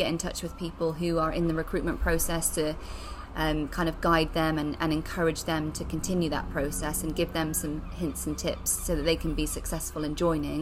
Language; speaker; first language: English; native; English